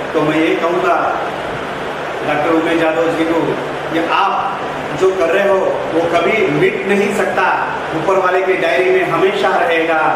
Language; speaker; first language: Hindi; non-native, local second language; Lambadi